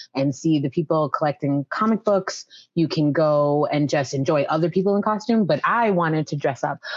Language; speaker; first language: English; native; English